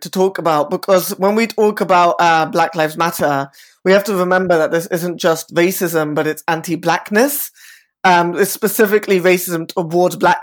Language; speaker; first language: English; native; English